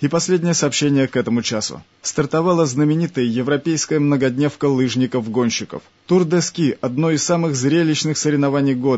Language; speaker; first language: Russian; native; Russian